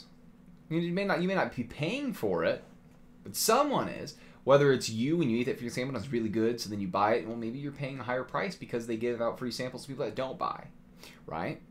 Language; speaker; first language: English; native; English